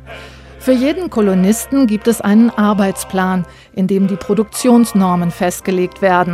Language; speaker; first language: German; native; German